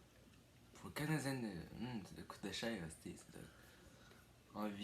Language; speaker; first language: French; native; French